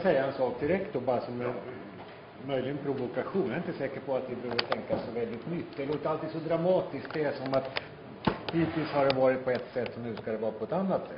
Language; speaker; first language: Swedish; native; Swedish